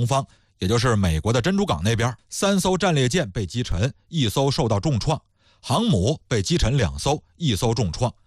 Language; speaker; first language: Chinese; native; Chinese